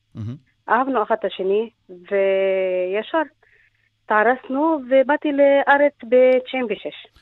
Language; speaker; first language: Hebrew; non-native, fluent; Arabic